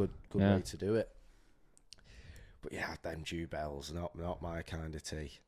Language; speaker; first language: English; native; English